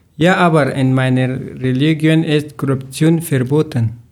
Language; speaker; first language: German; non-native, learner; Persian